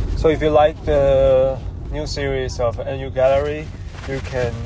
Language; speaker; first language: English; non-native, learner; Chinese